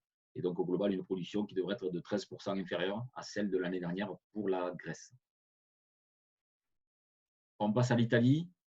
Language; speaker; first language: French; native; French